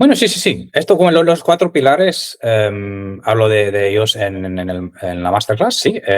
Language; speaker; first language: Spanish; non-native, fluent; English